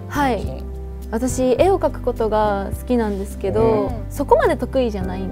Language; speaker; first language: Japanese; native; Japanese